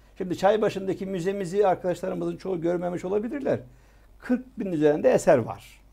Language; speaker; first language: Turkish; native; Turkish